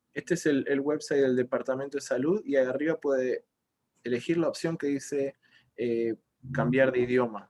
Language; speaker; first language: Spanish; early bilingual, other home language; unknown